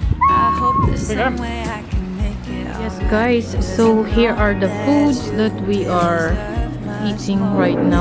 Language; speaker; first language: English; non-native, local second language; Filipino